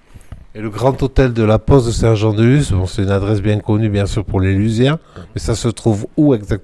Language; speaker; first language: French; native; French